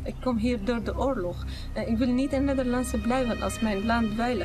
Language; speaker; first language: Dutch; non-native, learner; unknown